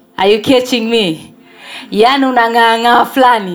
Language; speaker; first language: English; non-native, local second language; Swahili